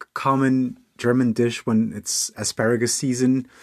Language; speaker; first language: English; native; English